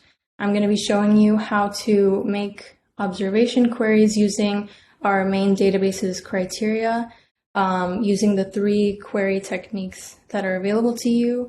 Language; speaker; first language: English; native; English